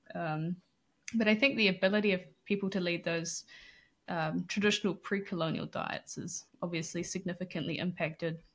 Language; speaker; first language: English; native; English